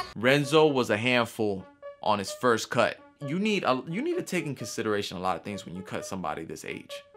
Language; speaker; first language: English; early bilingual, other home language; Spanish